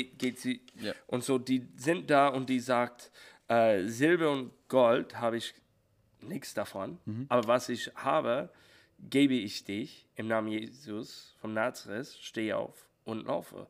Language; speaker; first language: German; non-native, learner; English